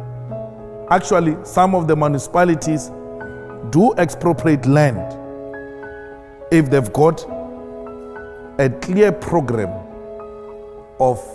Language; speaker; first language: English; non-native, local second language; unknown